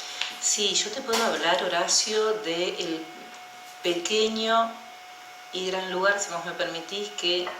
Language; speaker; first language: Spanish; native; Spanish